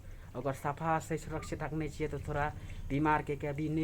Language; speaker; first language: Hindi; non-native, local second language; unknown